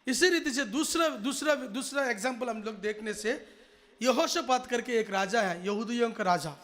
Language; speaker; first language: Hindi; non-native, local second language; Telugu